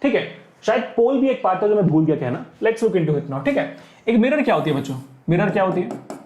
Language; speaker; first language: Hindi; native; Hindi